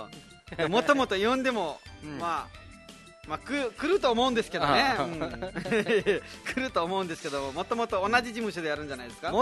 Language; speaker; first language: Japanese; non-native, fluent; Nepali